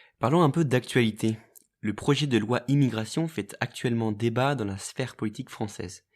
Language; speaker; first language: French; native; French